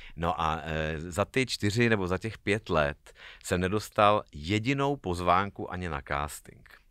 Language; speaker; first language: Czech; native; Czech